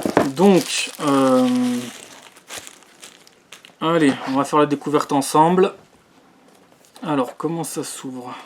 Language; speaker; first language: French; native; French